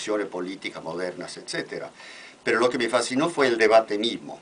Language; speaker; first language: Spanish; non-native, fluent; English